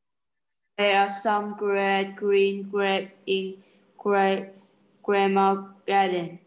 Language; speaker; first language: English; non-native, learner; Vietnamese